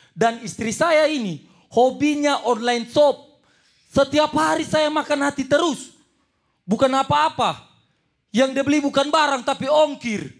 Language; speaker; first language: Indonesian; native; Indonesian